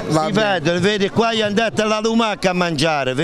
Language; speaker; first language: Italian; native; Italian